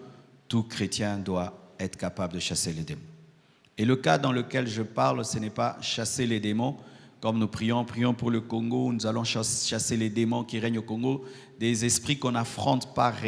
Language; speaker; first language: French; non-native, local second language; Lingala